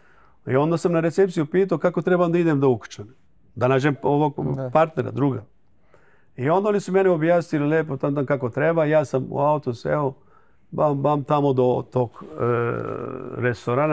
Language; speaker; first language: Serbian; early bilingual, heritage; Croatian